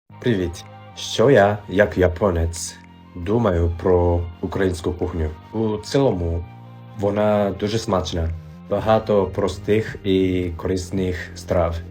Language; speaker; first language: Ukrainian; non-native, fluent; Japanese